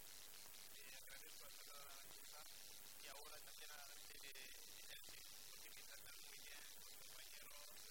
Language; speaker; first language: Spanish; non-native, fluent; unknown